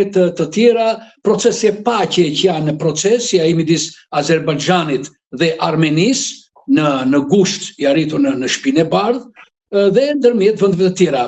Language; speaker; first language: Albanian; native; Albanian